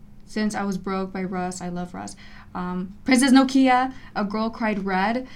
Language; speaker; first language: English; early bilingual, other home language; Spanish